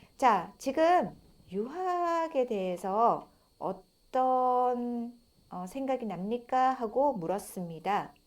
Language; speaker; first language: Korean; native; Korean